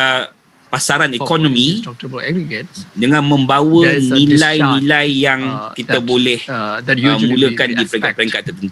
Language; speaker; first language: Malay; native; Malay